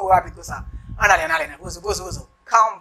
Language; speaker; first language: English; non-native, fluent; Haitian Creole